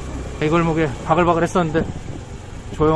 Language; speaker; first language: Korean; native; Korean